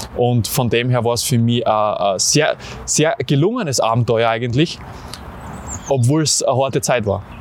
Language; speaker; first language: German; native; German